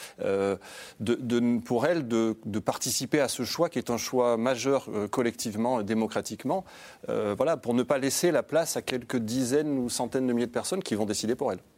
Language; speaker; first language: French; native; French